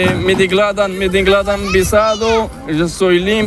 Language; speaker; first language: Spanish; non-native, learner; Arabic